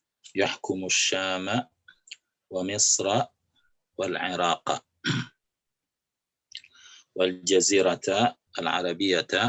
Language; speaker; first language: Arabic; non-native, fluent; Indonesian